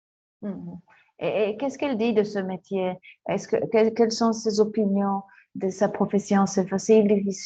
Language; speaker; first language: French; non-native, fluent; Spanish